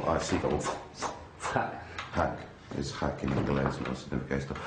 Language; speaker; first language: Spanish; non-native, fluent; English